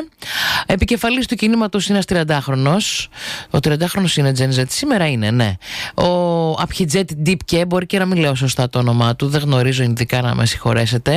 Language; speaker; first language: Greek; native; Greek